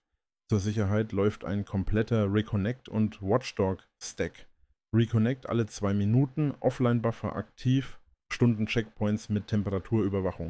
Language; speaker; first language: German; native; German